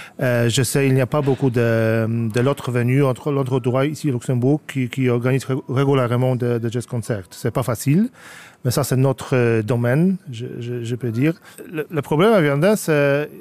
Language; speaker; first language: French; non-native, learner; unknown